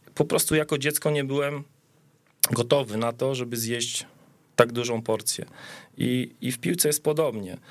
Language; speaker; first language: Polish; native; Polish